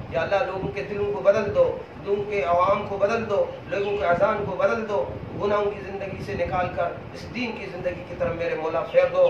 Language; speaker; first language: Urdu; non-native, local second language; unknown